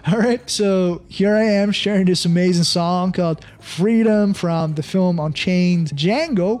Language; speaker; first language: English; non-native, fluent; Chinese